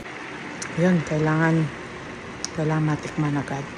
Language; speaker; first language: Filipino; native; Filipino